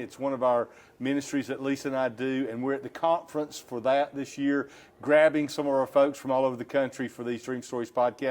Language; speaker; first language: English; native; English